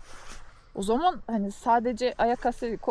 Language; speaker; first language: Turkish; native; Turkish